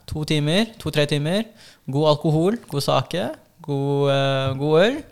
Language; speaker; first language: Norwegian; early bilingual, other home language; Filipino